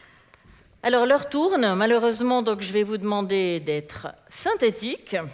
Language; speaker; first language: French; native; French